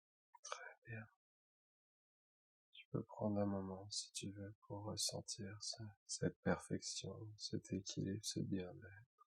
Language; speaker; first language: French; native; French